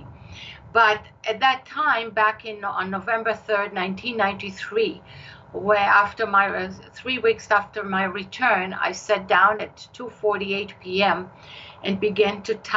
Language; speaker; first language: English; non-native, fluent; Hebrew